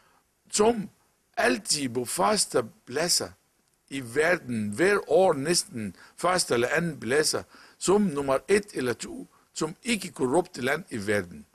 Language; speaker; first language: Danish; non-native, local second language; Arabic